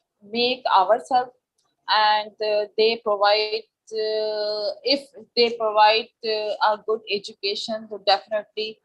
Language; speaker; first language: English; non-native, learner; Urdu